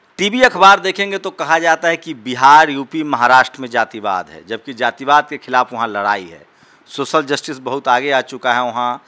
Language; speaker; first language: Hindi; native; Hindi